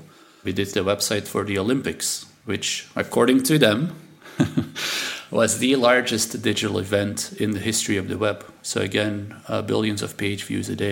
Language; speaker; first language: English; non-native, fluent; Dutch